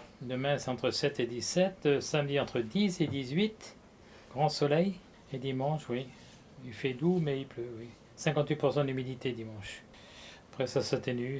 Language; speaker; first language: French; native; French